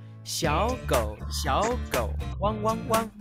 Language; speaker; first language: Chinese; non-native, learner; Thai